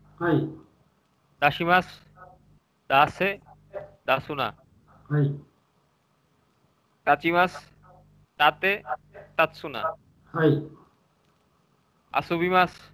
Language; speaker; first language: Japanese; non-native, learner; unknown